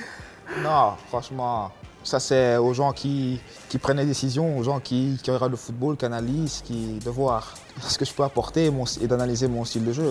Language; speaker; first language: French; early bilingual, other home language; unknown